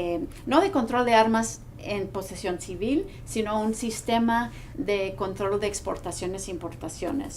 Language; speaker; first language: Spanish; non-native, fluent; English